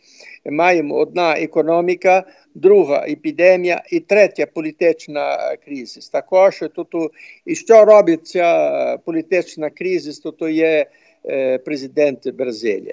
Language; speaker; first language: Ukrainian; early bilingual, heritage; Ukrainian